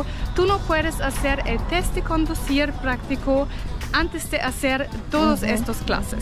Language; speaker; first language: Spanish; non-native, fluent; German